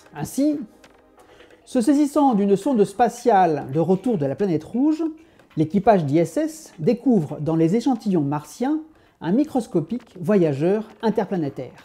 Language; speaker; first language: French; native; French